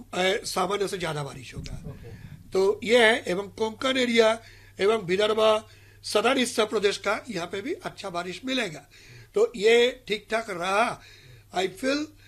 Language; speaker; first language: Hindi; non-native, local second language; Marathi